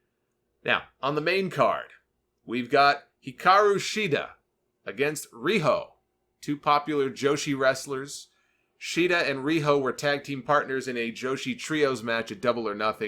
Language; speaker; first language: English; native; English